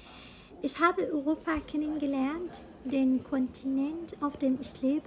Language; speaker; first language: German; non-native, fluent; Arabic